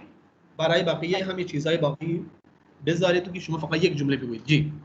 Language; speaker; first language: Persian; non-native, fluent; Urdu